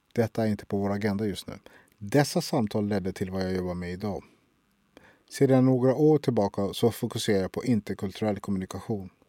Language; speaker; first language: Swedish; early bilingual, other home language; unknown